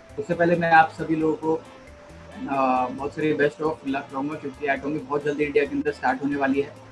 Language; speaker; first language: Hindi; early bilingual, other home language; Nepali